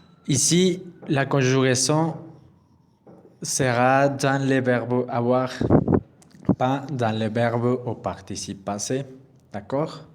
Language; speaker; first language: French; non-native, learner; Spanish